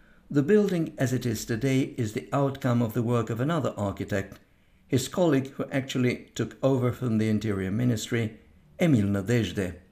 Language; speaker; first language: English; non-native, fluent; Romanian